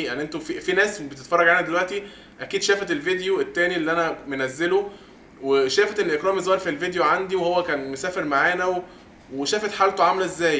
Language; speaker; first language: Arabic; native; Arabic